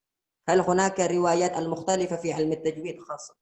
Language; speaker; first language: Arabic; non-native, fluent; Indonesian